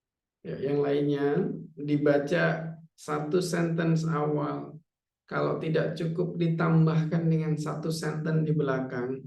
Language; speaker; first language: Indonesian; native; Indonesian